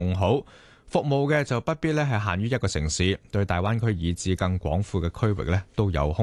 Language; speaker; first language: Cantonese; native; Cantonese